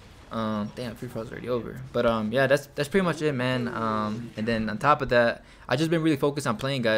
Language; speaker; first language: English; early bilingual, other home language; Spanish